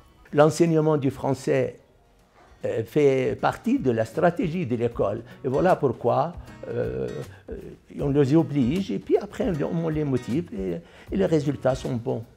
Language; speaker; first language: French; non-native, fluent; Arabic